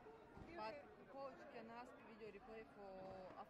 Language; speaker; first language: English; non-native, learner; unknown